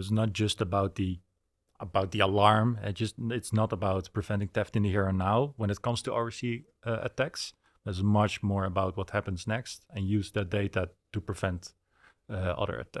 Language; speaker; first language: English; non-native, fluent; Dutch